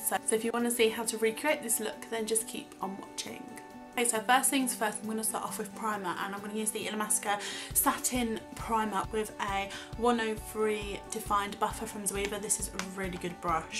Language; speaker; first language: English; native; English